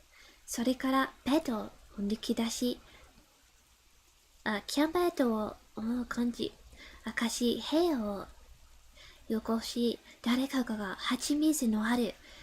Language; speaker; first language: Japanese; non-native, learner; English